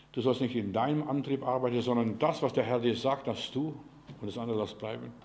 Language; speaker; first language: German; non-native, fluent; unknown